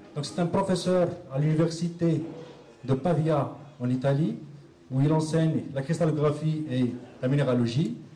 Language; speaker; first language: French; non-native, local second language; Arabic